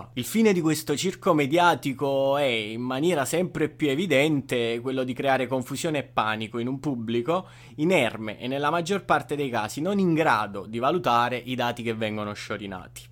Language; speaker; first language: Italian; native; Italian